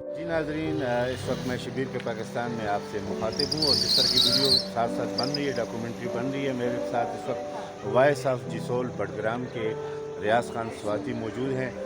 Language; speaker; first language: Urdu; non-native, local second language; Pashto